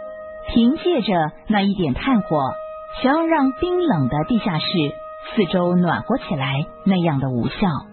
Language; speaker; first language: Chinese; native; Chinese